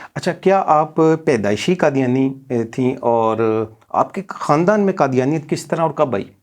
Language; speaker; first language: Urdu; native; Urdu